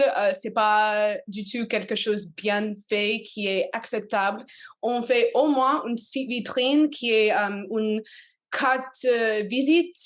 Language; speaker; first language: French; non-native, learner; English